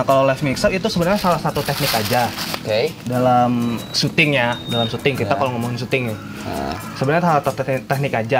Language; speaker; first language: Indonesian; native; Indonesian